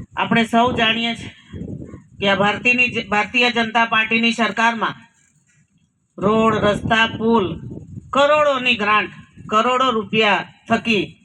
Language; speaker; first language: Gujarati; non-native, local second language; Rathawi